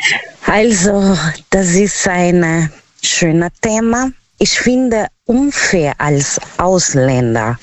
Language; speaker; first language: German; non-native, learner; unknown